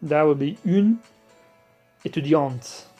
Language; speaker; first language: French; non-native, learner; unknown